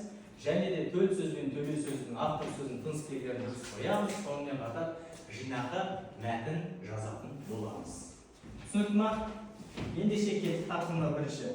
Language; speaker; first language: Kazakh; native; Kazakh